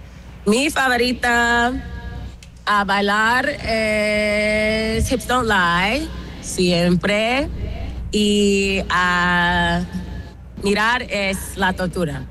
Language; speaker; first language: Spanish; non-native, learner; English